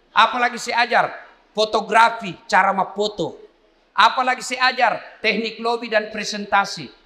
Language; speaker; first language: Indonesian; non-native, local second language; Buginese